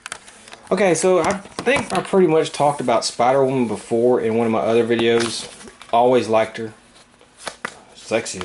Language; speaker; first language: English; native; English